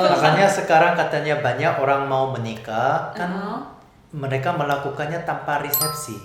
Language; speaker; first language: Indonesian; non-native, fluent; Korean